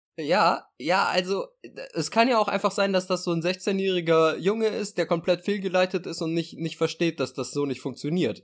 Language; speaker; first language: German; native; German